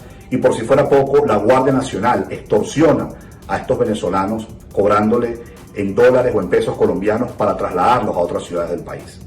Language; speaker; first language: Spanish; native; Spanish